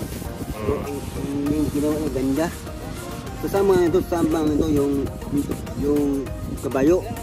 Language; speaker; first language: Filipino; non-native, local second language; Cebuano